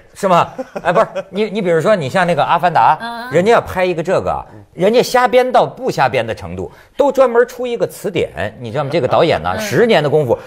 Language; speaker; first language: Chinese; native; Chinese